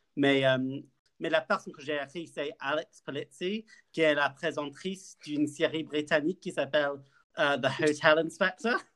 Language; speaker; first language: French; non-native, learner; English